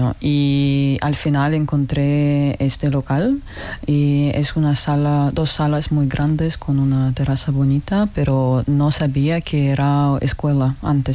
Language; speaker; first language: Spanish; non-native, learner; Russian